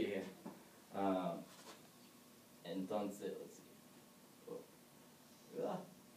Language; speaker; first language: Spanish; non-native, learner; English